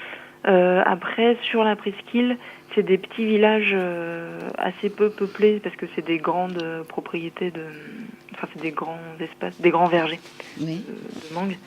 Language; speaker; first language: French; native; French